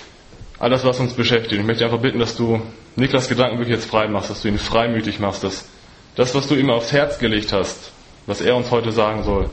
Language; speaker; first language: German; native; German